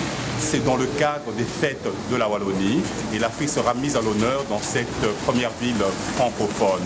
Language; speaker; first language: French; non-native, local second language; Lingala